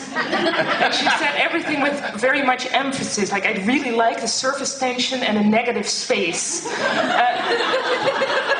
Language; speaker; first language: English; non-native, fluent; Dutch